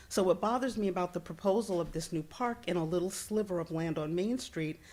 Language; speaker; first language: English; native; English